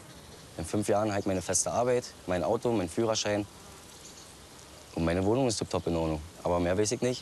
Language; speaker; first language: German; native; German